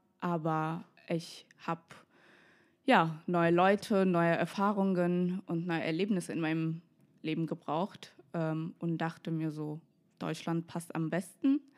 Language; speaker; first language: German; non-native, fluent; Russian